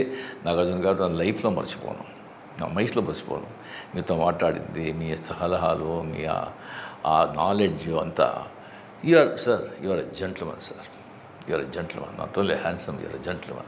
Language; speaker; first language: Telugu; non-native, local second language; Marathi